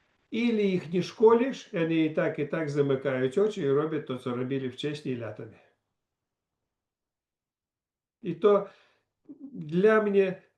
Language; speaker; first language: Polish; non-native, learner; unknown